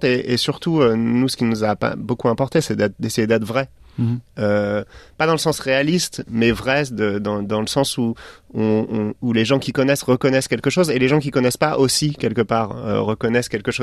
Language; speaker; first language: French; native; French